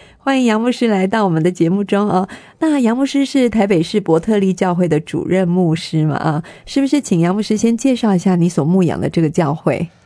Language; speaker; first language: Chinese; native; Chinese